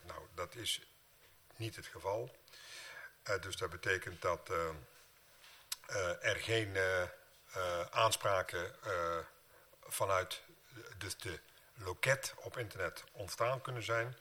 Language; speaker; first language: Dutch; native; Dutch